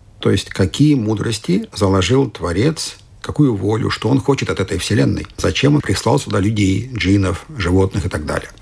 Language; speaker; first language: Russian; non-native, fluent; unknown